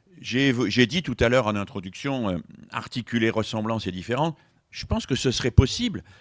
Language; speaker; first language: French; native; French